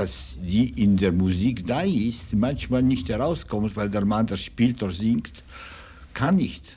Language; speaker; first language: German; non-native, fluent; Russian